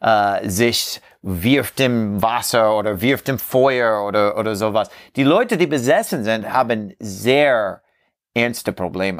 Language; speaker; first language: German; non-native, learner; English